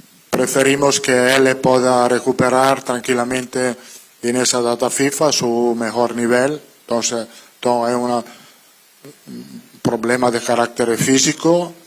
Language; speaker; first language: Spanish; non-native, fluent; Italian